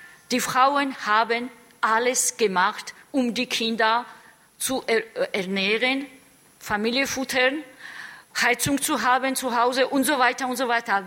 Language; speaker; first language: German; non-native, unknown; Georgian